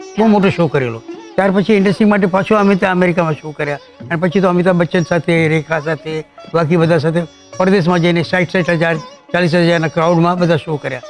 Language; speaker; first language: Gujarati; non-native, local second language; Kachhi